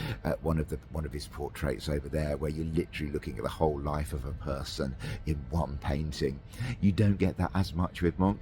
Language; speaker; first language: English; native; English